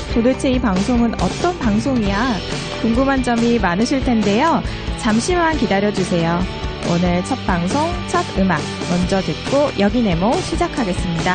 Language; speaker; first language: Korean; native; Korean